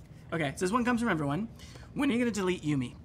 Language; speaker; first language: English; native; English